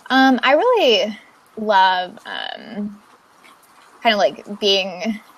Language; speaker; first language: English; native; English